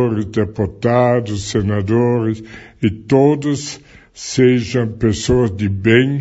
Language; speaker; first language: Portuguese; non-native, fluent; German